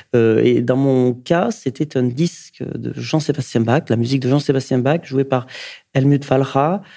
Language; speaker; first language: French; native; French